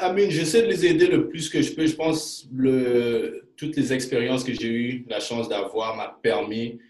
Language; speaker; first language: French; early bilingual, other home language; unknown